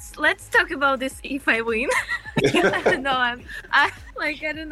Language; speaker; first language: English; non-native, fluent; Ukrainian